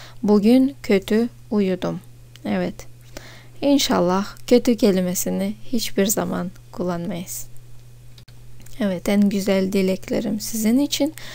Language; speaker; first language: Turkish; non-native, fluent; Russian